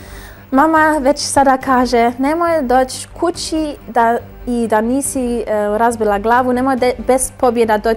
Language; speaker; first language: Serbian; early bilingual, heritage; German